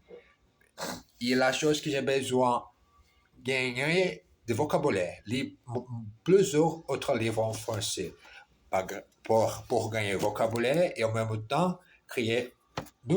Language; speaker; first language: French; non-native, learner; Portuguese